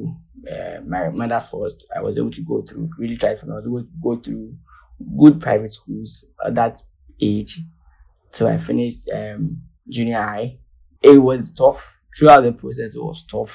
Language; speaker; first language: English; non-native, local second language; Akan